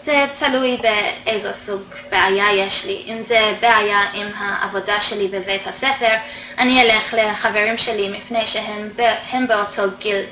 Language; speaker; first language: Hebrew; non-native, fluent; English